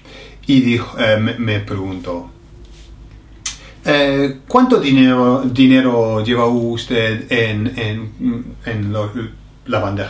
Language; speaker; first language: Spanish; non-native, fluent; English